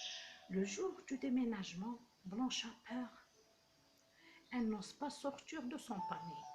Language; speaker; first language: French; non-native, local second language; Arabic